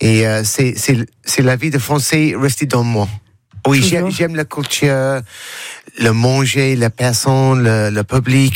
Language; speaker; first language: French; non-native, learner; English